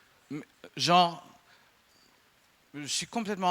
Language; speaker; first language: French; non-native, fluent; English